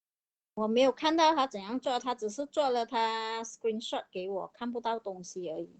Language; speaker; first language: Chinese; native; Chinese